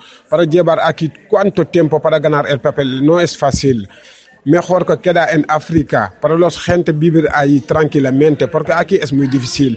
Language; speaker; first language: Spanish; non-native, learner; Wolof